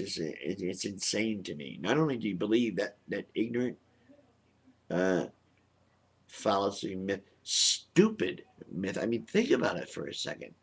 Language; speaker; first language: English; native; English